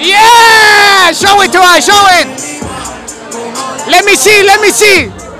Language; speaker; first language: English; non-native, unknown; Spanish